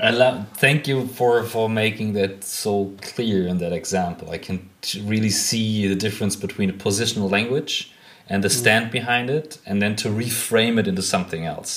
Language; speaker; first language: English; non-native, fluent; German